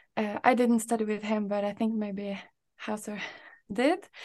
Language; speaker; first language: English; non-native, fluent; Norwegian